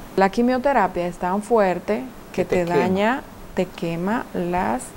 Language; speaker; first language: Spanish; native; Spanish